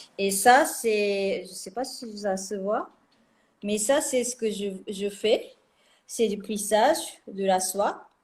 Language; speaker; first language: French; non-native, fluent; Japanese